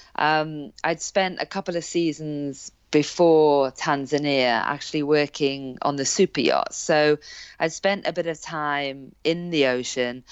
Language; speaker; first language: English; native; English